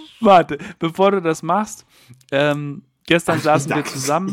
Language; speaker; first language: German; native; German